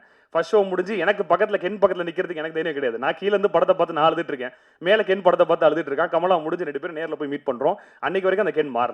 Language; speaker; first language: Tamil; native; Tamil